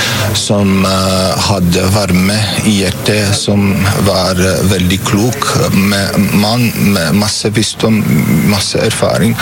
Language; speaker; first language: Norwegian; non-native, fluent; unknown